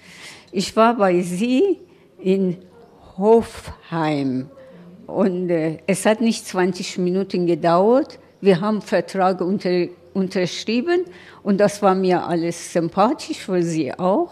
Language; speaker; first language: German; non-native, learner; Persian